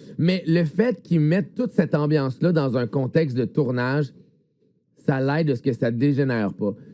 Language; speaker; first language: French; native; French